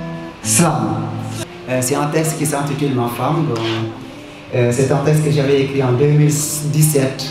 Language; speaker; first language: French; non-native, local second language; Wolof